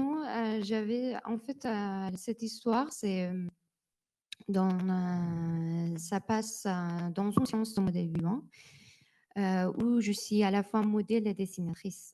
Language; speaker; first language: French; non-native, learner; Persian